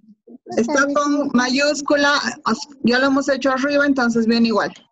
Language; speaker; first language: Spanish; native; Spanish